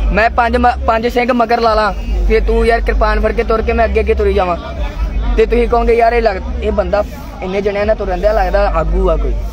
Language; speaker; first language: Punjabi; native; Punjabi